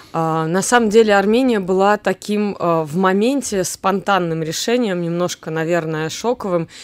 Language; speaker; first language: Russian; native; Russian